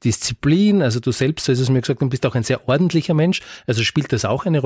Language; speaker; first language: German; native; German